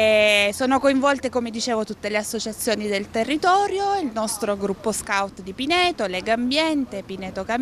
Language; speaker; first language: Italian; native; Italian